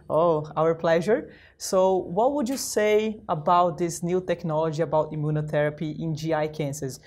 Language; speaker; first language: English; non-native, fluent; Portuguese